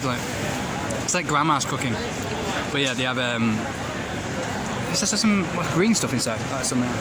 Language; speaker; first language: English; native; English